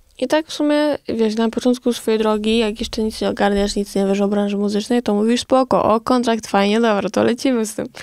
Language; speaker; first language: Polish; early bilingual, other home language; Romany